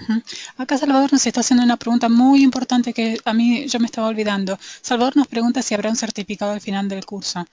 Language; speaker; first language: Spanish; native; Spanish